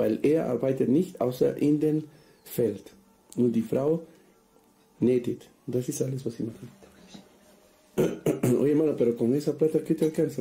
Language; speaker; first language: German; non-native, fluent; Spanish